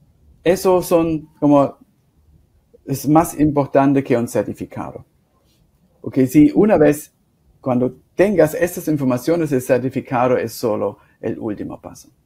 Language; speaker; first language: Spanish; non-native, fluent; German